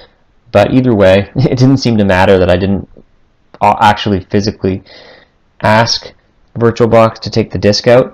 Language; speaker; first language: English; native; English